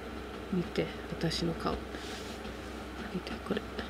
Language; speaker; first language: Japanese; non-native, fluent; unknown